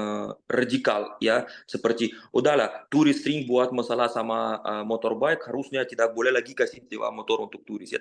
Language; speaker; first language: Indonesian; non-native, fluent; Russian